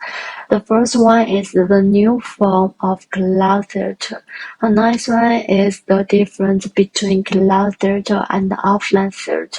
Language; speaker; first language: English; non-native, learner; Chinese